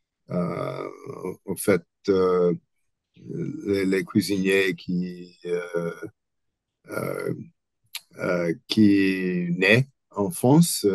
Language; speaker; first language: French; non-native, learner; English